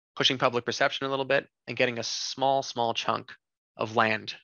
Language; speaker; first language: English; native; English